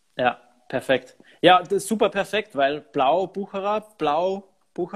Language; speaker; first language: German; native; German